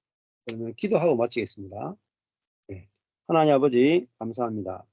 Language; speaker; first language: Korean; native; Korean